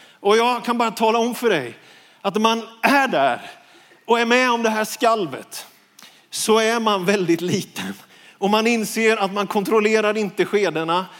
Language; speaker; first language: Swedish; native; Swedish